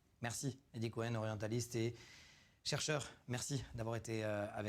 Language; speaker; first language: French; native; French